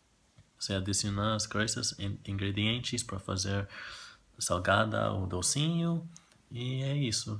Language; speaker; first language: Portuguese; non-native, learner; Spanish